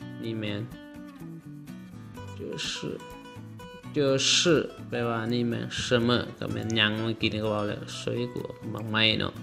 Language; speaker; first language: Chinese; non-native, fluent; Lao